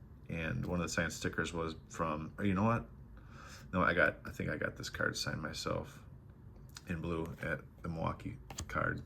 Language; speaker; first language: English; native; English